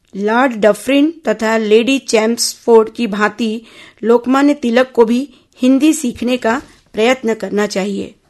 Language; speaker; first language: Hindi; non-native, local second language; Odia